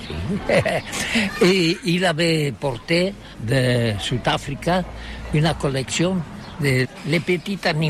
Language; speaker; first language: French; non-native, learner; Spanish